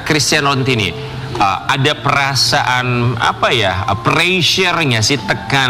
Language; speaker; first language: Indonesian; native; Indonesian